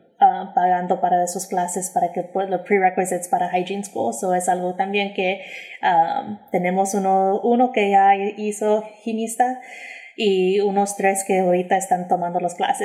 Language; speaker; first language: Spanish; early bilingual, heritage; English